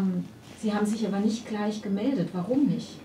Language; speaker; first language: German; native; German